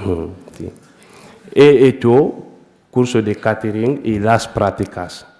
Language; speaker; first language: Spanish; non-native, learner; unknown